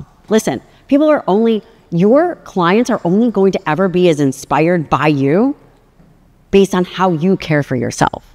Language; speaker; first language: English; native; English